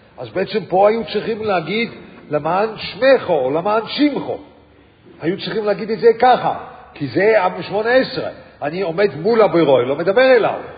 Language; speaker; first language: Hebrew; non-native, fluent; English